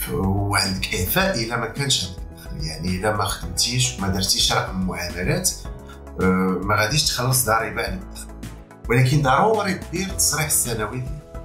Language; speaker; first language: Arabic; native; Arabic